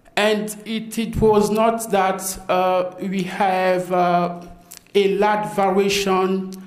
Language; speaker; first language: English; non-native, fluent; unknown